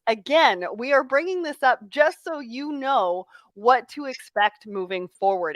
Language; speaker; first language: English; native; English